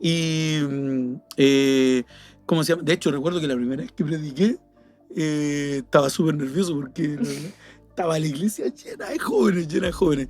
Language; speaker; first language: Spanish; native; Spanish